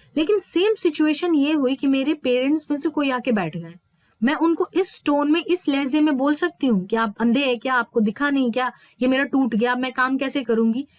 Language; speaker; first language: Hindi; native; Hindi